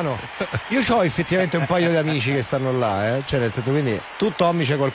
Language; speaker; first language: Italian; native; Italian